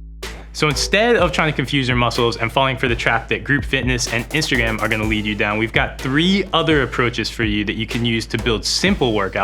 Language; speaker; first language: English; native; English